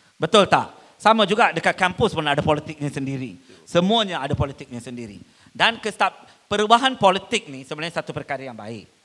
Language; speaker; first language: Malay; non-native, local second language; Tamil